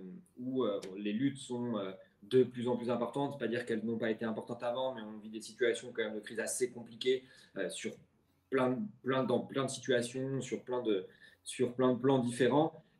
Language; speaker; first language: French; native; French